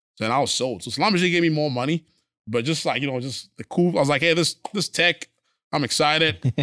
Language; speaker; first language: English; non-native, local second language; Akan